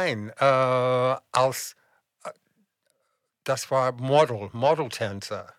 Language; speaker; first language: German; non-native, fluent; English